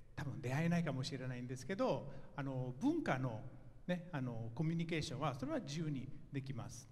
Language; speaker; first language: Japanese; non-native, fluent; Italian